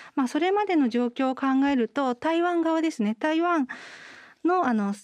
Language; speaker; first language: Japanese; native; Japanese